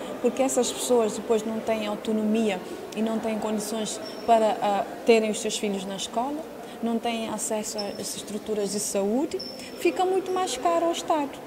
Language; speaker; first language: Portuguese; non-native, local second language; Kabuverdianu